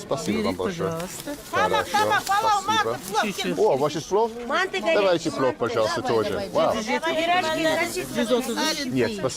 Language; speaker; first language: Russian; non-native, learner; English